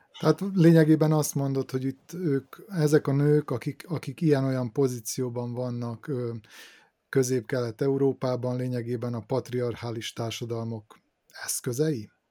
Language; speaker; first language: Hungarian; native; Hungarian